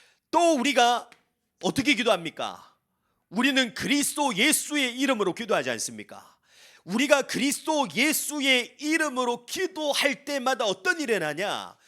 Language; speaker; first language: Korean; native; Korean